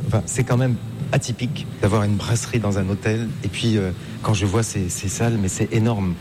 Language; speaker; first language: French; native; French